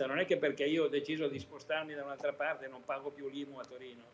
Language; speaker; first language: Italian; native; Italian